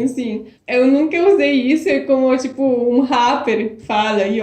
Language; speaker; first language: Portuguese; non-native, fluent; Polish